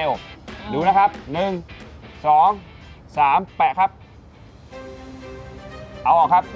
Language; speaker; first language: Thai; native; Thai